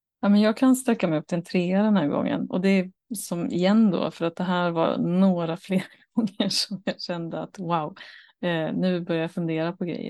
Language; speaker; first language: Swedish; native; Swedish